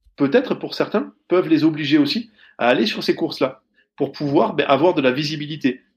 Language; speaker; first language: French; native; French